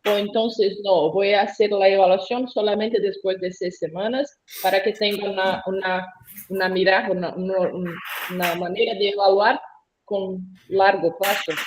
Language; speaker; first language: Spanish; non-native, learner; Portuguese